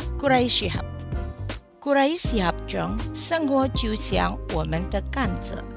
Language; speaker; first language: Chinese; non-native, fluent; Indonesian